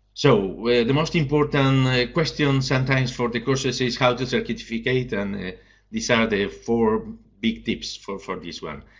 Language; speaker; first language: English; non-native, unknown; Spanish